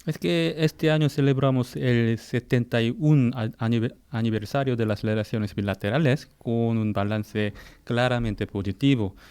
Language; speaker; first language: Spanish; non-native, fluent; Korean